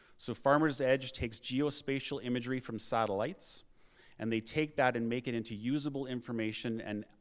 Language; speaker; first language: English; native; English